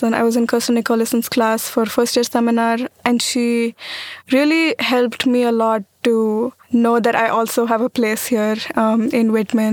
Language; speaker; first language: English; non-native, local second language; Marathi